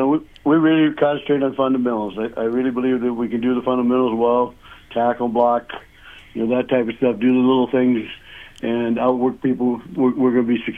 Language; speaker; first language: English; native; English